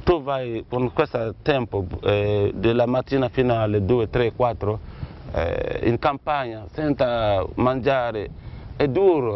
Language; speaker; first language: Italian; non-native, learner; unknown